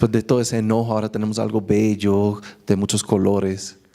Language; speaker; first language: Spanish; native; Spanish